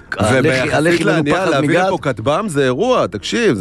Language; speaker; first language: Hebrew; native; Hebrew